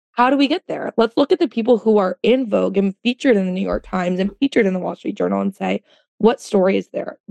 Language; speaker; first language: English; native; English